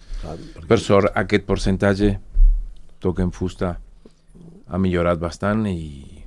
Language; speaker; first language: Catalan; non-native, fluent; Spanish